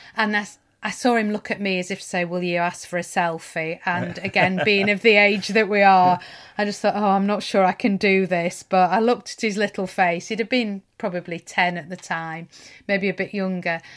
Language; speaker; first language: English; native; English